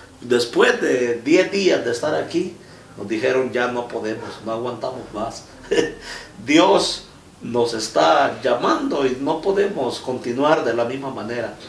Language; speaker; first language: Spanish; native; Spanish